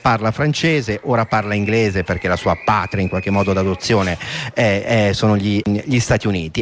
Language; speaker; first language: Italian; native; Italian